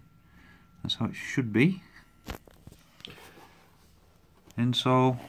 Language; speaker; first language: English; native; English